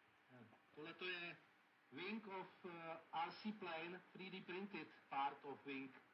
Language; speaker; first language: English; non-native, learner; Czech